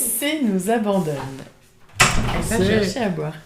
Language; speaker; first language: French; native; French